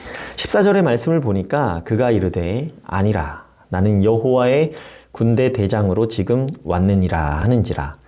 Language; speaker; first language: Korean; native; Korean